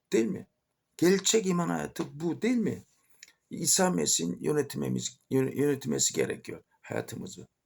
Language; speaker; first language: Turkish; non-native, fluent; Korean